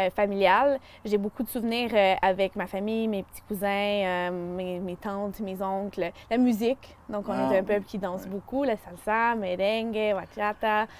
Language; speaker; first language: French; early bilingual, other home language; Spanish